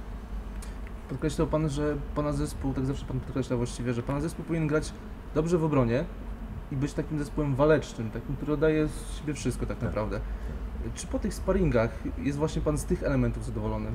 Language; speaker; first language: Polish; native; Polish